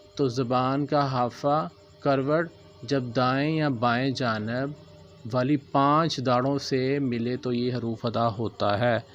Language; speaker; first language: Urdu; native; Urdu